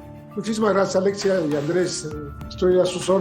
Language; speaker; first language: Spanish; native; Spanish